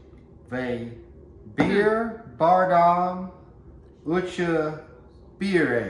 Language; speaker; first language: Turkish; non-native, learner; English